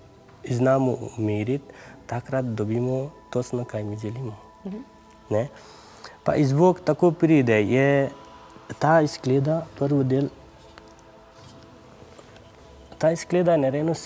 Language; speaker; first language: Slovenian; non-native, learner; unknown